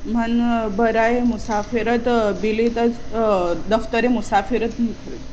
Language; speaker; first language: Persian; non-native, learner; Urdu